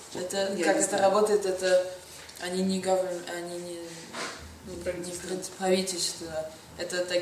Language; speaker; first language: Russian; early bilingual, heritage; Russian